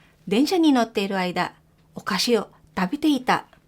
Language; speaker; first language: Japanese; non-native, fluent; Filipino